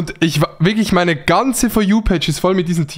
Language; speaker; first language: German; native; German